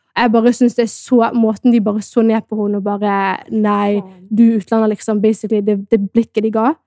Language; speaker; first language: Norwegian; early bilingual, other home language; Amharic